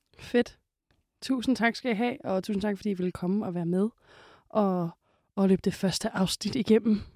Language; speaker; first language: Danish; native; Danish